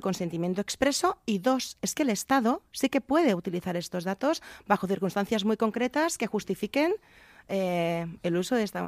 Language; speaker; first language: Spanish; native; Spanish